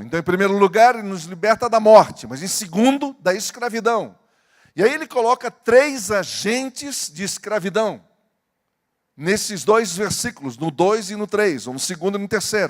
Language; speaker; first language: Portuguese; native; Portuguese